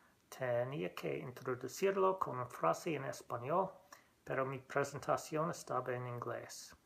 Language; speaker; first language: Spanish; non-native, learner; English